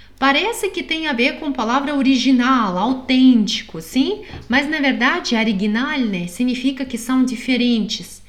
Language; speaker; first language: Portuguese; non-native, fluent; Russian